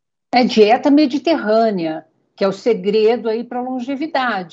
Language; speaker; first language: Portuguese; native; Portuguese